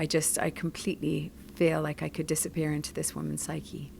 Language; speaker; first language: English; native; English